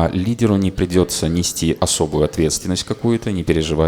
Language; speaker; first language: Russian; native; Russian